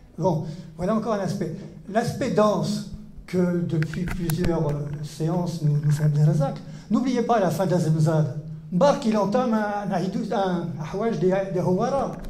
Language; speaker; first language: French; native; French